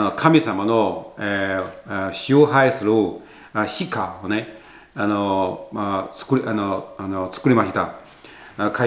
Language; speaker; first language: Japanese; non-native, learner; Chinese